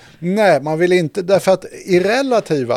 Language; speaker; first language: Swedish; native; Swedish